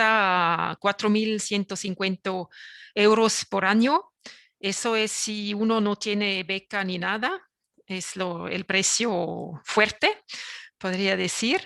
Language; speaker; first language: Spanish; non-native, fluent; French